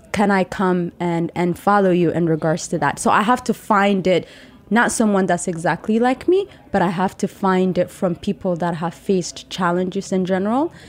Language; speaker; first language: English; non-native, fluent; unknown